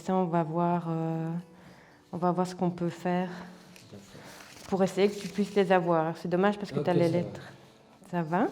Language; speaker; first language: French; native; French